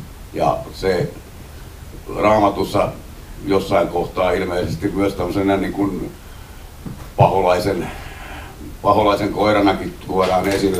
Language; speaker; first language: Finnish; native; Finnish